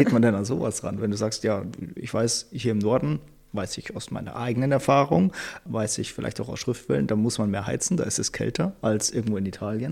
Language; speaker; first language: German; native; German